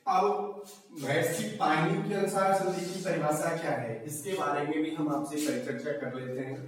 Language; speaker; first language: Hindi; native; Hindi